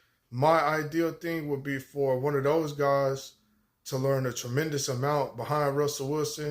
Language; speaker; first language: English; native; English